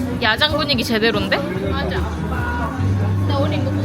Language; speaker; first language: Korean; native; Korean